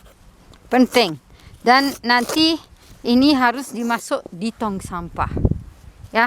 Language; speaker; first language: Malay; non-native, fluent; Dutch